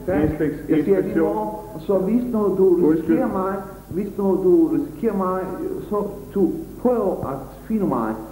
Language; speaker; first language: Danish; non-native, learner; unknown